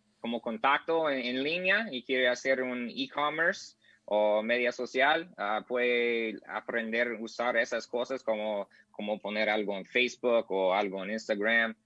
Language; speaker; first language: Spanish; non-native, learner; English